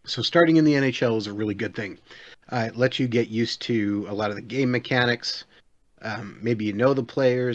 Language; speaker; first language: English; native; English